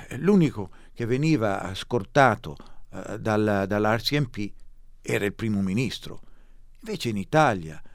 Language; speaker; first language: Italian; native; Italian